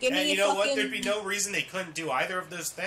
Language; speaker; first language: English; native; English